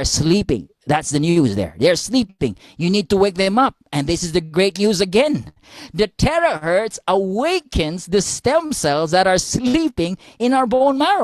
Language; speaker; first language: English; non-native, local second language; Filipino